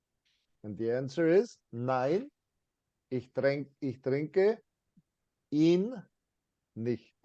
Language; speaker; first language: German; non-native, fluent; English